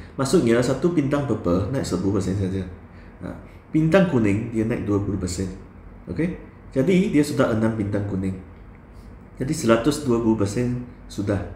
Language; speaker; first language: Malay; non-native, local second language; Chinese